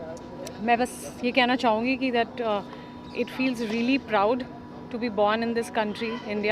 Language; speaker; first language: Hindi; native; Hindi